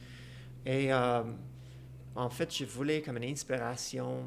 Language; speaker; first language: French; non-native, fluent; Persian